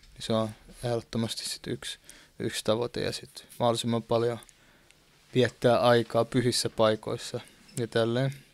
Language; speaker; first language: Finnish; early bilingual, other home language; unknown